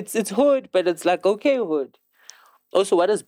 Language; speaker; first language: English; non-native, local second language; Zulu